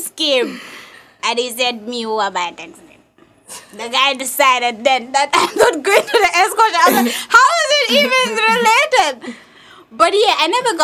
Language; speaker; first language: English; non-native, local second language; Wolof